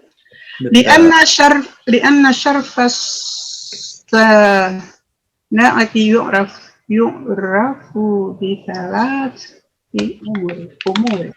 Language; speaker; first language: Arabic; non-native, learner; Indonesian